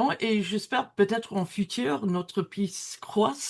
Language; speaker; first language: French; non-native, learner; English